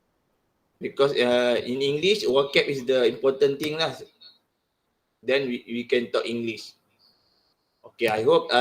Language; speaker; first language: English; non-native, local second language; Malay